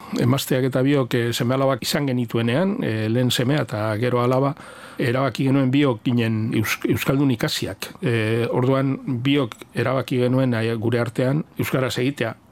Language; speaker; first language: Basque; non-native, local second language; Spanish